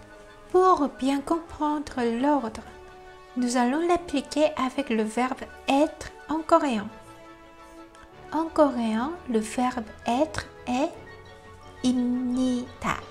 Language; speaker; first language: French; non-native, fluent; Korean